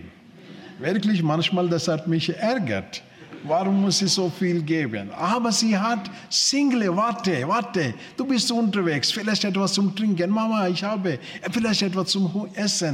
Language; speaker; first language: German; non-native, learner; Telugu